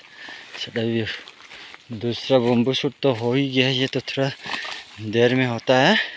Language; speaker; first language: Hindi; non-native, local second language; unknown